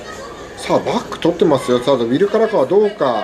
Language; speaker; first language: Japanese; native; Japanese